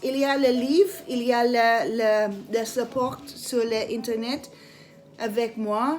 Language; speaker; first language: French; non-native, learner; English